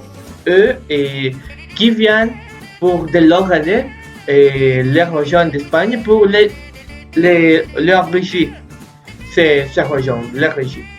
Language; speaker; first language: French; non-native, learner; Spanish